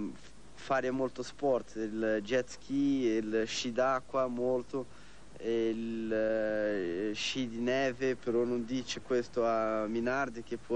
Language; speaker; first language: Italian; non-native, learner; Portuguese